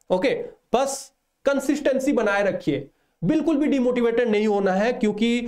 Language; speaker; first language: Hindi; non-native, local second language; Odia